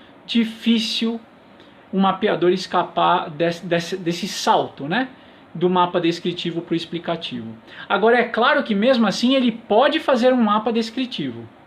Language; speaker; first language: Portuguese; native; Portuguese